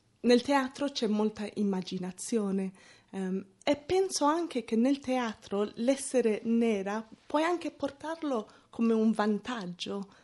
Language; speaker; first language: Italian; non-native, fluent; English